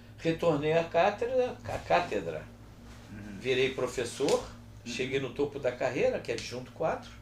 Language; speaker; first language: Portuguese; early bilingual, other home language; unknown